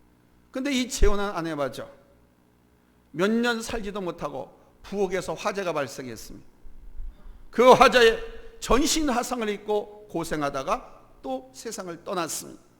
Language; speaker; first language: Korean; native; Korean